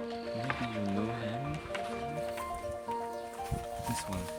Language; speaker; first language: English; non-native, learner; French